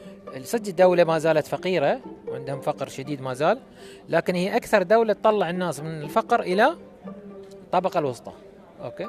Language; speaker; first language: Arabic; native; Arabic